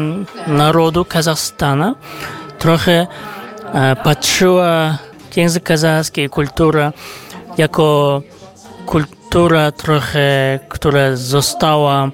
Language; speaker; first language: Polish; non-native, fluent; Kazakh